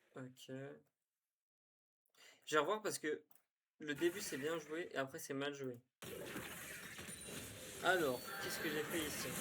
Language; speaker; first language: French; native; French